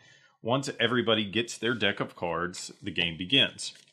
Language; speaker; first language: English; native; English